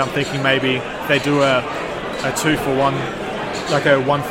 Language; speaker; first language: English; native; English